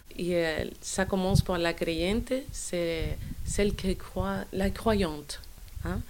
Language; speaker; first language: French; non-native, fluent; Spanish